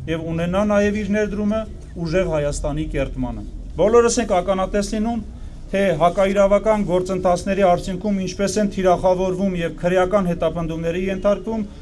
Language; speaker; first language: Armenian; non-native, local second language; Kurdish